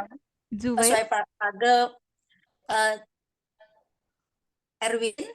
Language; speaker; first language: German; non-native, learner; Indonesian